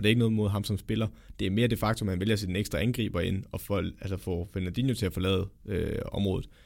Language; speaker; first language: Danish; native; Danish